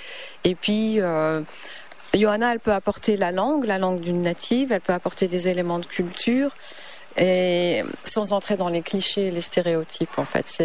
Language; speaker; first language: French; native; French